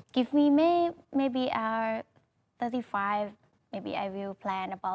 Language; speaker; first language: English; non-native, learner; Thai